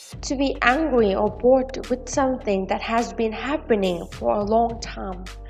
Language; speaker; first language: English; non-native, fluent; Vietnamese